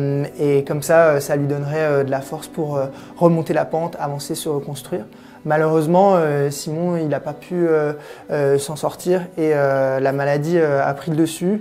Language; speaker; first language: French; native; French